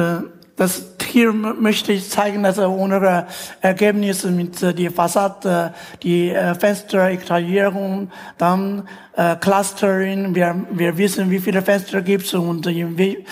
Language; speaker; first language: German; non-native, fluent; Chinese